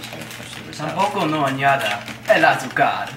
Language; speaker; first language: Spanish; non-native, learner; English